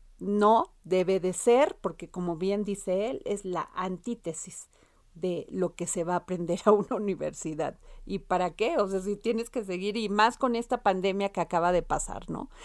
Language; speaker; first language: Spanish; native; Spanish